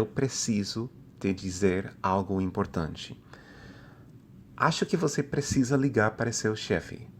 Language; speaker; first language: Portuguese; non-native, fluent; English